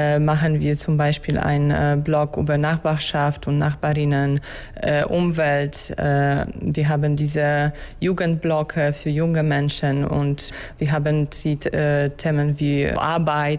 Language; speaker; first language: German; non-native, fluent; Polish